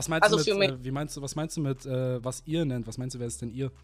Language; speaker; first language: German; native; German